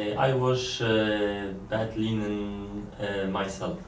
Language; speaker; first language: English; non-native, learner; Polish